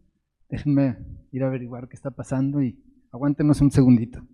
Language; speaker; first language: Spanish; native; Spanish